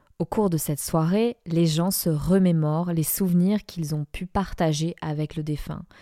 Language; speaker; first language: French; non-native, fluent; Spanish